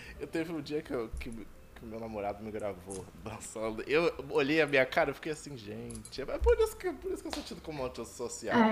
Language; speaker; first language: Portuguese; native; Portuguese